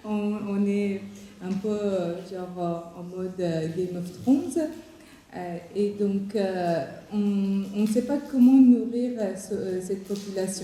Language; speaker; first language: French; non-native, fluent; Persian